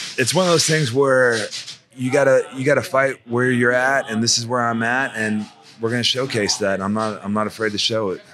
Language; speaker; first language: English; native; English